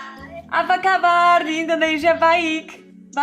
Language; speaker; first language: Indonesian; non-native, fluent; Polish